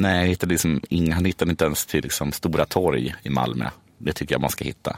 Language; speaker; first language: Swedish; native; Swedish